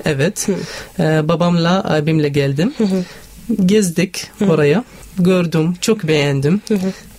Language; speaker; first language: Turkish; non-native, learner; Arabic